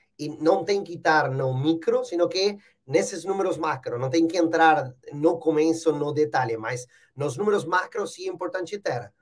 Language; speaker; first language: Portuguese; non-native, fluent; Spanish